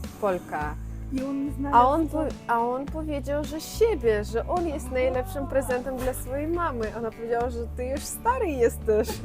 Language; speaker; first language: Polish; non-native, fluent; Russian